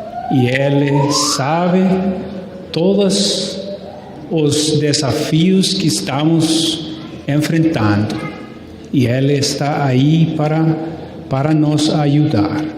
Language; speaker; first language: Portuguese; non-native, learner; Spanish